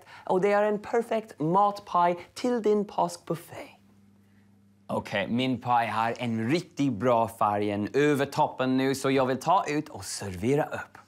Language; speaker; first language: Swedish; non-native, learner; English